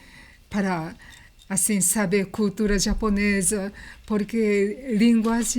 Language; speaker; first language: Portuguese; non-native, learner; Japanese